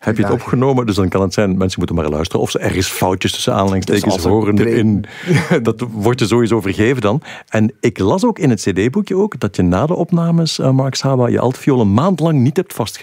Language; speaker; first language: Dutch; native; Dutch